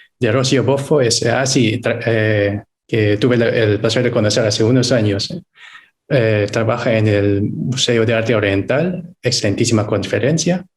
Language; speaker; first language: Spanish; non-native, fluent; Filipino